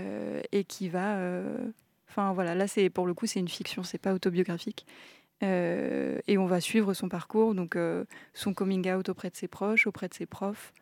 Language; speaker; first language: French; native; French